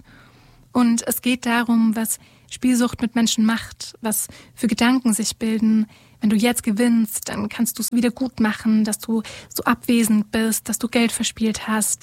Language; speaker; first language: German; native; German